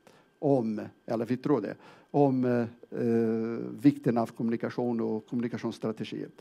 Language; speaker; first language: Swedish; non-native, fluent; Portuguese